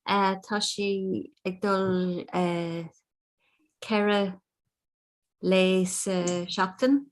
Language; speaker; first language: Irish; non-native, learner; English